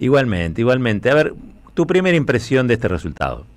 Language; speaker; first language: Spanish; native; Spanish